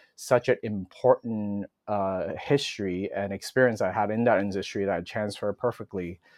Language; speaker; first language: English; early bilingual, other home language; Cantonese